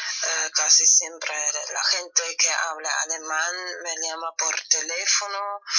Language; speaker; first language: Spanish; non-native, fluent; German